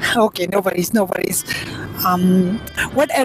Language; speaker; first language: English; non-native, learner; Hindi